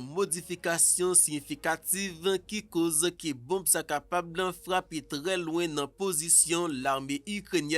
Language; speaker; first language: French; non-native, local second language; Haitian Creole